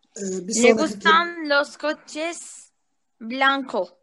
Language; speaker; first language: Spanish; non-native, learner; Turkish